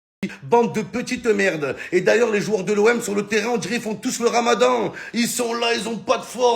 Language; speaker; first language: French; native; French